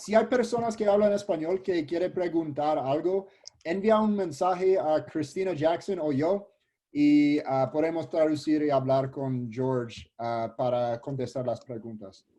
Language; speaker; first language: Spanish; non-native, learner; English